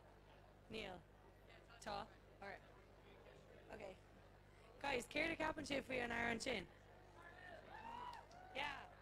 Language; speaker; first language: Irish; non-native, learner; English